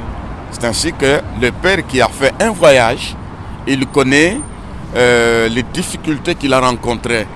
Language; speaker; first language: French; non-native, local second language; Swahili